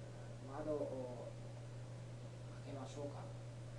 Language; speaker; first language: Japanese; non-native, learner; English